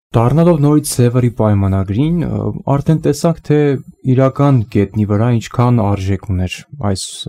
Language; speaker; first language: Armenian; native; Armenian